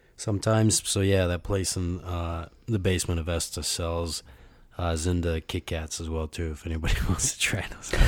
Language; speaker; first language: English; native; English